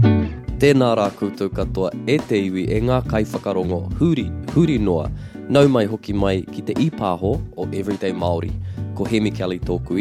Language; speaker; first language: Māori; non-native, local second language; English